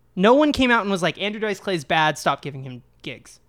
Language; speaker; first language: English; native; English